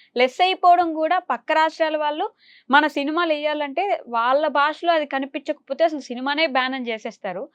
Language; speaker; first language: Telugu; native; Telugu